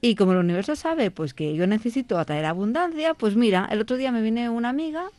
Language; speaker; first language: Spanish; non-native, local second language; Catalan